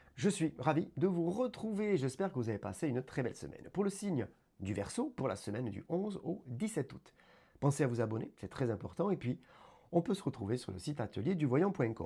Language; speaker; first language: French; native; French